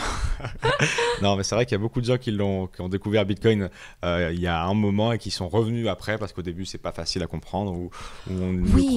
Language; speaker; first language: French; native; French